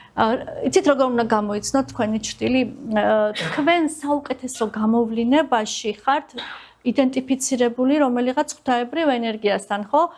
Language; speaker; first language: Georgian; native; Georgian